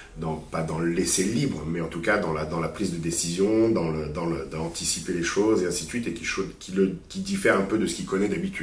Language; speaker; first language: French; native; French